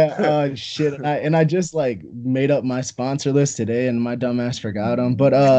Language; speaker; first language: English; native; English